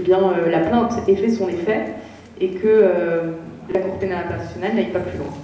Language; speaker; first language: French; native; French